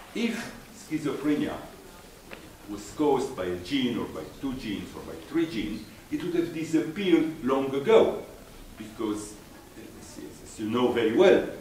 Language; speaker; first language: English; non-native, fluent; Romanian